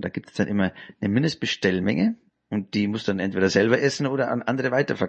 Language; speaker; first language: German; native; German